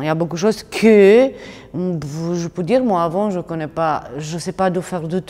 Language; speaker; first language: French; non-native, learner; Romanian